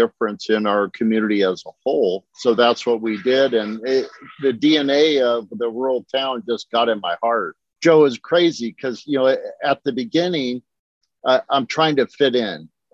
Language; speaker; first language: English; native; English